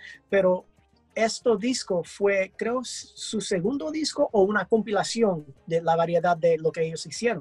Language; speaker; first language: Spanish; early bilingual, heritage; English